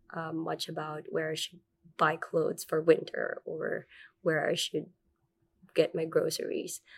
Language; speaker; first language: English; non-native, local second language; Filipino